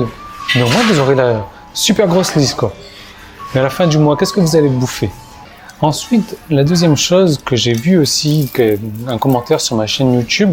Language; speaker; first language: French; native; French